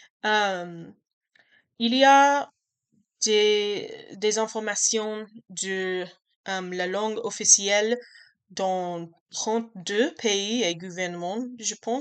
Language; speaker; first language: French; non-native, learner; English